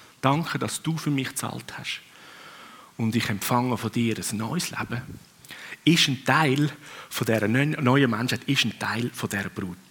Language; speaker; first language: German; non-native, fluent; Swiss German